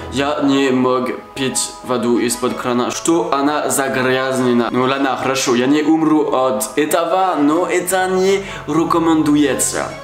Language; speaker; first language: Russian; non-native, fluent; French